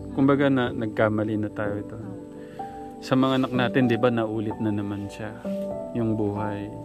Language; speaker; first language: Filipino; native; Filipino